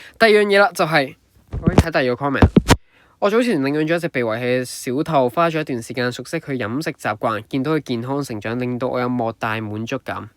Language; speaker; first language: Cantonese; native; Cantonese